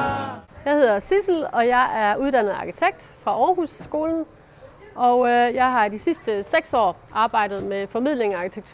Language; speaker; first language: Danish; native; Danish